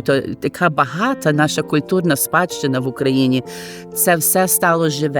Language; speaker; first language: Ukrainian; early bilingual, heritage; Ukrainian